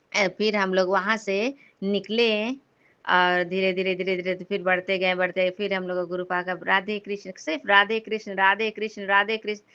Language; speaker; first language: Hindi; native; Hindi